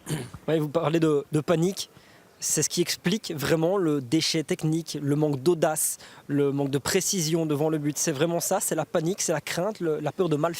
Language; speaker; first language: French; native; French